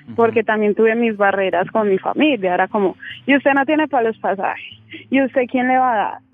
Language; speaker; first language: Spanish; native; Spanish